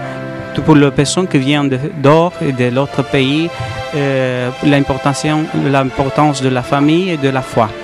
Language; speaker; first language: French; non-native, learner; Spanish